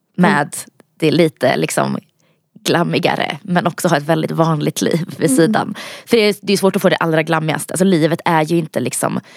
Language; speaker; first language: Swedish; early bilingual, other home language; Bosnian